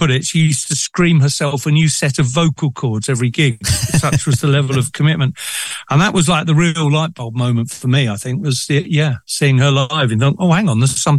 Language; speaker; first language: English; native; English